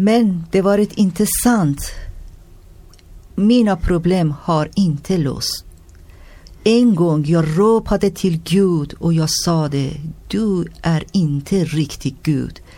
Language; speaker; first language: Swedish; non-native, fluent; Persian